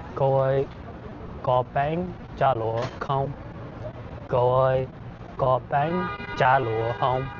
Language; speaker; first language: Vietnamese; non-native, learner; English